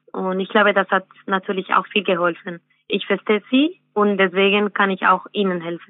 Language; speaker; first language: German; non-native, fluent; Spanish